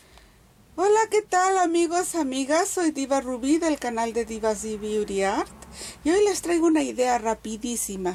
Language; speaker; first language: Spanish; native; Spanish